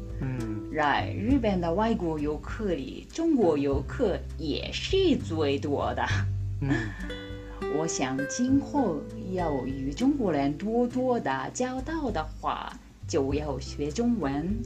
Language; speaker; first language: Chinese; non-native, fluent; Japanese